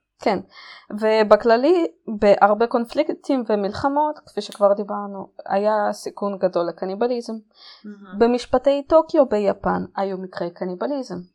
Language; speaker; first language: Hebrew; native; Hebrew